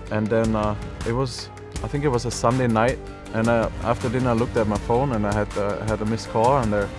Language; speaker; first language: English; non-native, fluent; German